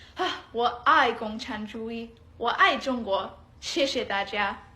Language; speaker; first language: Chinese; non-native, learner; English